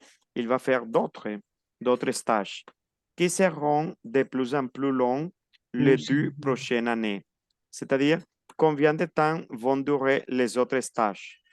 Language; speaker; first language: French; non-native, fluent; Spanish